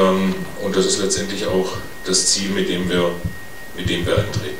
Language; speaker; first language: German; native; German